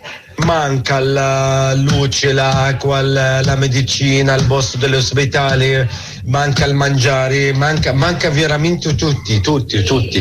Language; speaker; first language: Italian; non-native, learner; Arabic